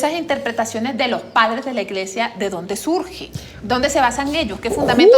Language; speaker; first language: Spanish; native; Spanish